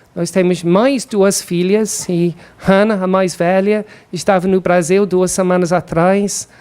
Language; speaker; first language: Portuguese; non-native, fluent; English